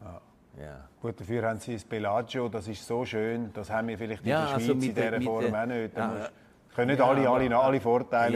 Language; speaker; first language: German; native; German